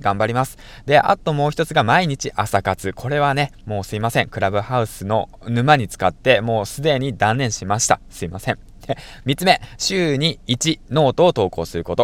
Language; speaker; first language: Japanese; native; Japanese